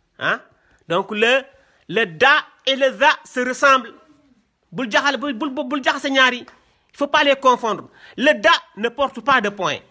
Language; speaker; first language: French; non-native, local second language; Wolof